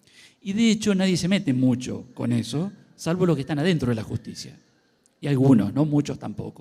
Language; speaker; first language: Spanish; native; Spanish